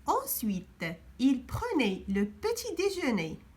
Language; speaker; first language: French; non-native, local second language; Arabic